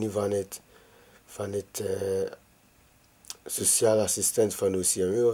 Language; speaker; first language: Dutch; non-native, fluent; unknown